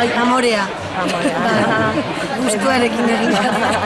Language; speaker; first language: Basque; non-native, local second language; Spanish